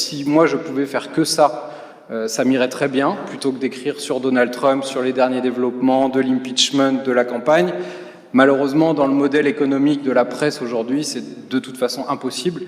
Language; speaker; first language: French; native; French